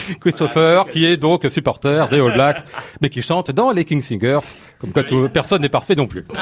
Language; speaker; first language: French; native; French